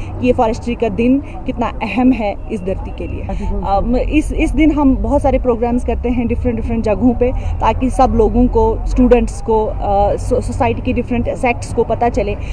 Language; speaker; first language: Urdu; non-native, local second language; Kashmiri